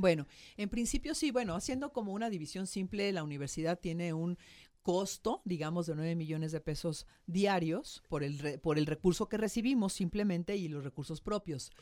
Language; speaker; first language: Spanish; native; Spanish